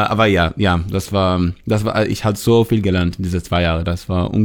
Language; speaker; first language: German; non-native, learner; Hebrew